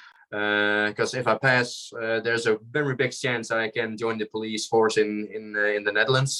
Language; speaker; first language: English; non-native, fluent; Dutch